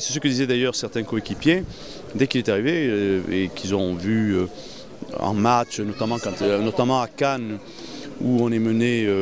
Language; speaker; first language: French; native; French